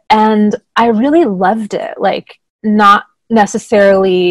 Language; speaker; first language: English; native; English